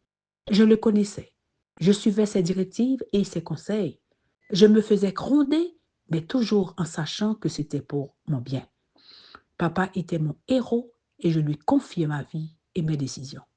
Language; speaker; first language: French; non-native, local second language; Haitian Creole